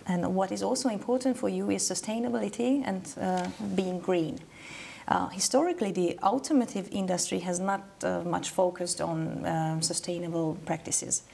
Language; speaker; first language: English; non-native, fluent; Hungarian